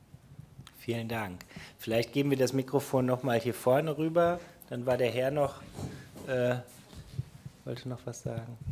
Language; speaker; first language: German; native; German